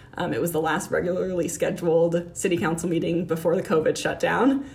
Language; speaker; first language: English; native; English